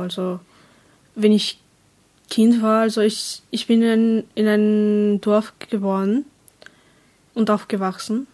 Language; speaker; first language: German; non-native, learner; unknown